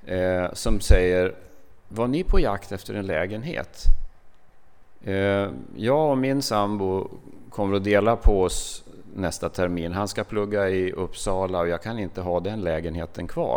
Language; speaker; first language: Swedish; native; Swedish